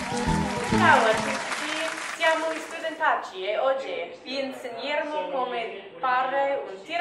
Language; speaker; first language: Italian; non-native, learner; English